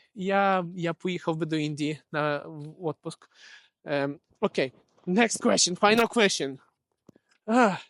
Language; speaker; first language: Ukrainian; non-native, local second language; Russian